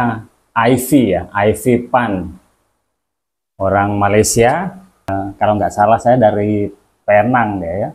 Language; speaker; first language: Indonesian; native; Indonesian